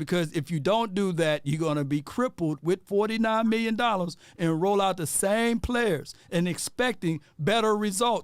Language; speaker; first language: English; native; English